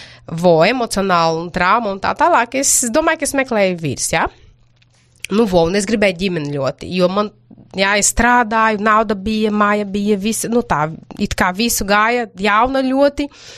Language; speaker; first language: Latvian; non-native, fluent; Portuguese